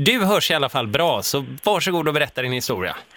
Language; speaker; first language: Swedish; native; Swedish